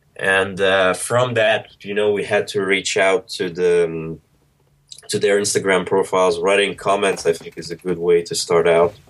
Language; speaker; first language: English; early bilingual, other home language; Russian